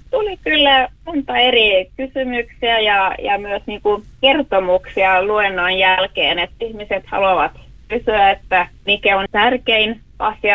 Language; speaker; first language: Finnish; non-native, local second language; Swedish